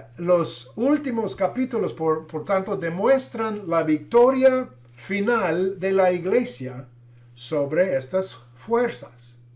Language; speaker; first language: Spanish; non-native, fluent; English